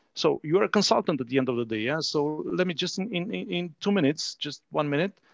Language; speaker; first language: English; non-native, fluent; Romanian